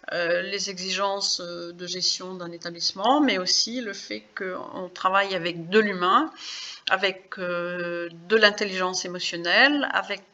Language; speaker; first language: French; native; French